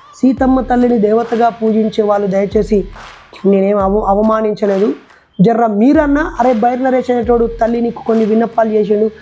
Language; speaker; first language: Telugu; native; Telugu